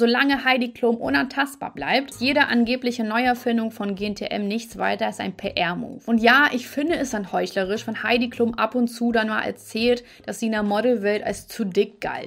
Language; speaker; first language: German; native; German